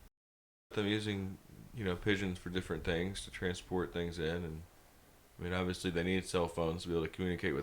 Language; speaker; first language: English; native; English